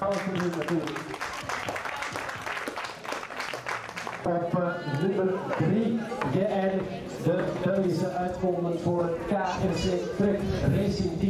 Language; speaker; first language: Dutch; native; Dutch